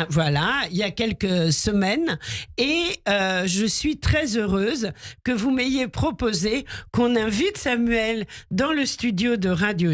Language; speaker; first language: French; native; French